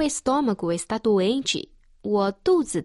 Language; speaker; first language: Portuguese; non-native, fluent; Chinese